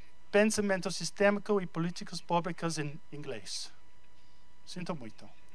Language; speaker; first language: Portuguese; non-native, learner; English